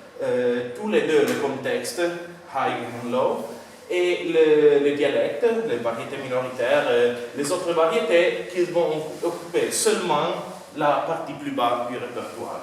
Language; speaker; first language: French; non-native, fluent; Italian